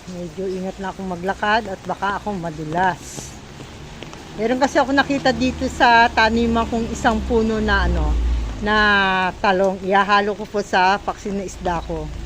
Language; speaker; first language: Filipino; non-native, local second language; Pampanga